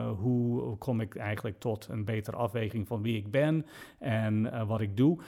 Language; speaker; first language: Dutch; non-native, fluent; English